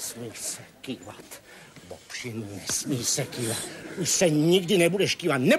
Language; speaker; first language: Czech; native; Czech